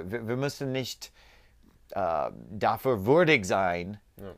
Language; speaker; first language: German; non-native, learner; English